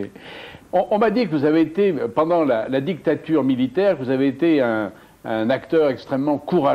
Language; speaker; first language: French; native; French